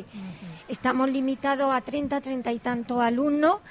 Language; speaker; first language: Spanish; native; Spanish